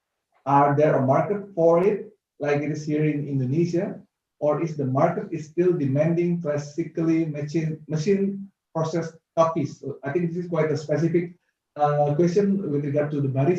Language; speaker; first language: English; non-native, fluent; Indonesian